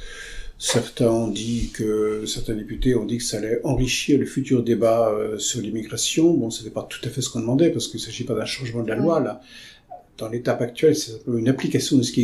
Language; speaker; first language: French; native; French